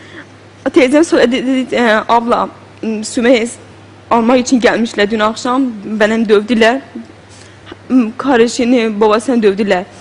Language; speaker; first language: Turkish; non-native, learner; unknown